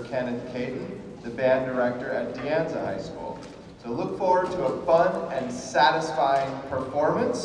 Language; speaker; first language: English; native; English